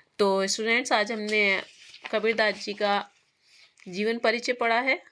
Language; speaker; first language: Hindi; native; Hindi